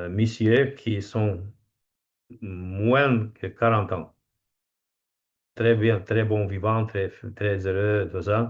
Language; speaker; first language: French; non-native, fluent; Romanian